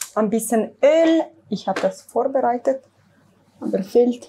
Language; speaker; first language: German; non-native, learner; Italian